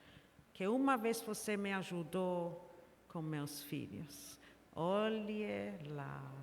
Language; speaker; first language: Portuguese; non-native, fluent; English